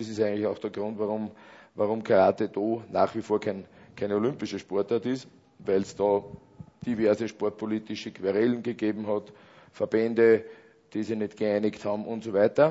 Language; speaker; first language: German; native; German